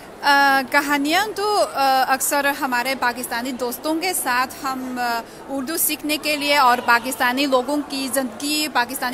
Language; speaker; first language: Hindi; non-native, fluent; Chinese